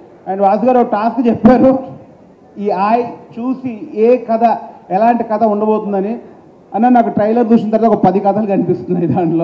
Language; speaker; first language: Telugu; native; Telugu